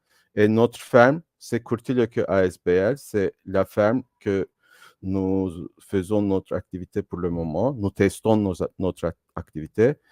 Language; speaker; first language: French; non-native, fluent; Turkish